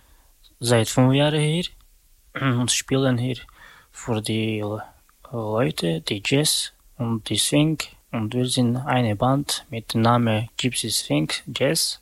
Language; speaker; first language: German; non-native, learner; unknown